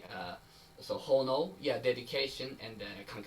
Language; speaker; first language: English; non-native, learner; Japanese